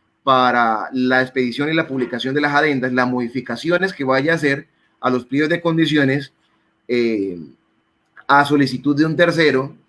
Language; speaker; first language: Spanish; native; Spanish